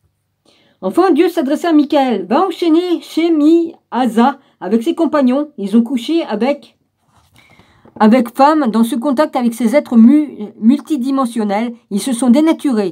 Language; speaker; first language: French; native; French